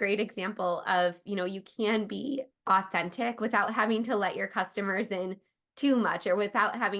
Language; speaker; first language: English; native; English